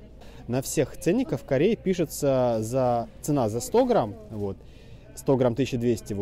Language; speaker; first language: Russian; native; Russian